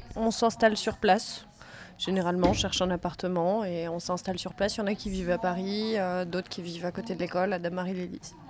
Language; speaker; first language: French; native; French